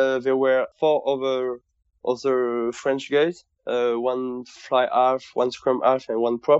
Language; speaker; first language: English; non-native, fluent; French